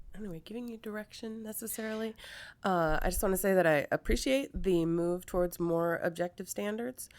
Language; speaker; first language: English; native; English